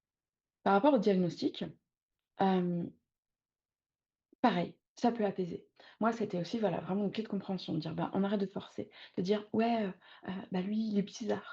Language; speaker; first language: French; native; French